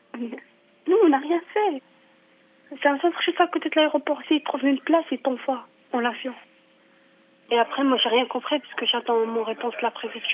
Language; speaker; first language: French; non-native, fluent; Arabic